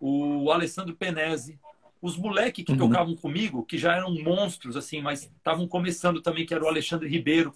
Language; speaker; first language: Portuguese; native; Portuguese